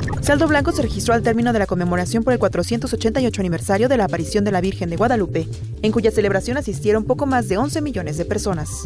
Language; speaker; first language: Spanish; native; Spanish